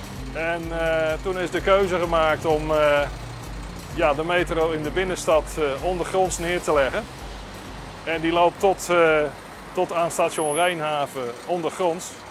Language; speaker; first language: Dutch; native; Dutch